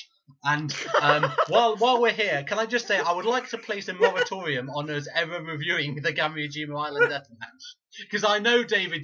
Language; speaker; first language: English; native; English